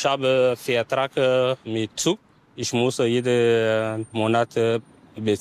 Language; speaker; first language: German; non-native, learner; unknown